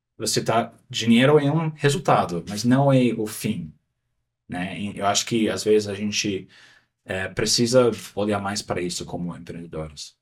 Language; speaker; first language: Portuguese; non-native, fluent; English